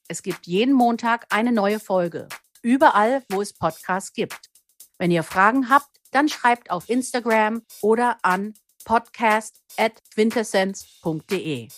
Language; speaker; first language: German; native; German